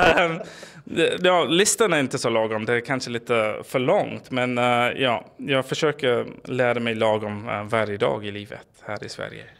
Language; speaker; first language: Swedish; non-native, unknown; English